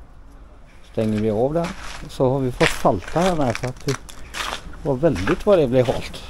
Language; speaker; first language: Swedish; native; Swedish